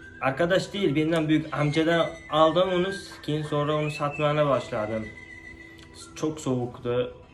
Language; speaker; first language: Turkish; non-native, learner; Uzbek